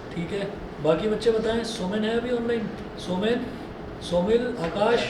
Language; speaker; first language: Hindi; native; Hindi